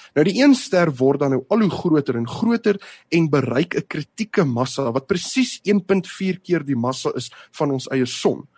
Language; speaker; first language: Afrikaans; native; Afrikaans